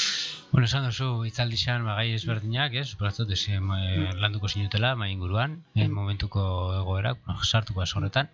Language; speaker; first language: Basque; native; Basque